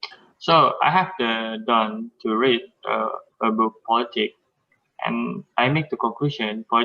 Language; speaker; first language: English; non-native, learner; Indonesian